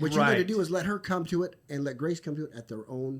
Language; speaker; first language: English; native; English